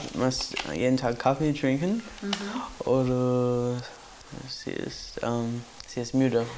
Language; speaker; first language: German; non-native, learner; English